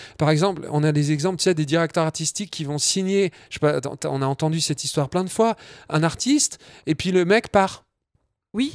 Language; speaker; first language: French; native; French